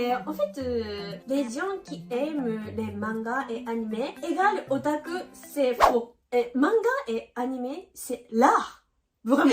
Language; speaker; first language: French; non-native, learner; Japanese